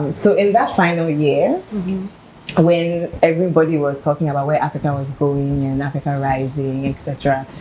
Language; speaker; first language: English; non-native, local second language; Ga